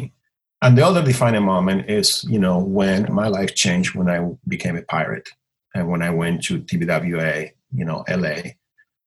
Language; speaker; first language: English; non-native, fluent; Spanish